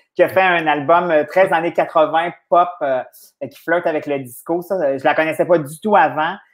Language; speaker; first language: French; native; French